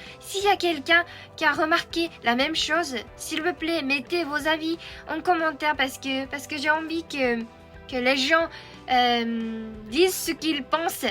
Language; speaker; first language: French; non-native, fluent; Japanese